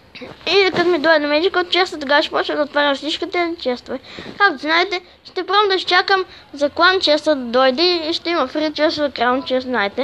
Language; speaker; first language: Bulgarian; native; Bulgarian